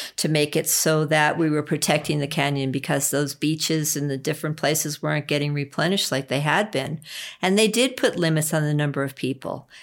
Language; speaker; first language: English; native; English